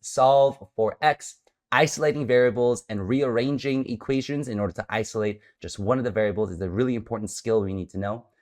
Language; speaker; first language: English; native; English